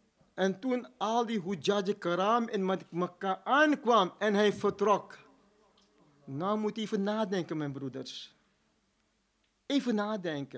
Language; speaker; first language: Dutch; non-native, fluent; Urdu